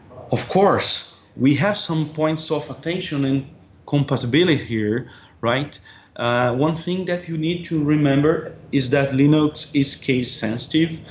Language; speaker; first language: English; non-native, fluent; Portuguese